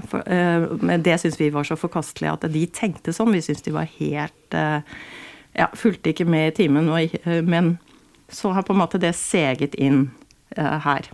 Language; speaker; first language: Norwegian; native; Norwegian